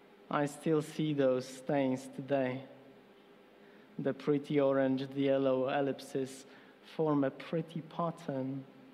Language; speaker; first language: English; non-native, fluent; Polish